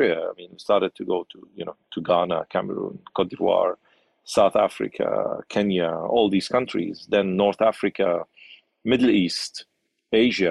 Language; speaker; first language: English; non-native, local second language; Arabic